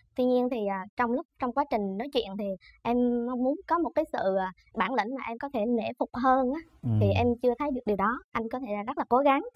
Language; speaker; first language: Vietnamese; native; Vietnamese